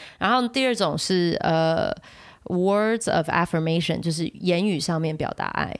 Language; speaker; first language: Chinese; native; Chinese